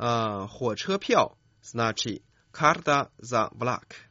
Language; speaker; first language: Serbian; non-native, fluent; Chinese